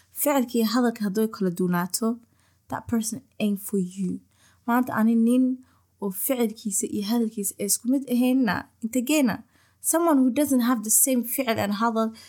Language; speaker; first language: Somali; early bilingual, heritage; Somali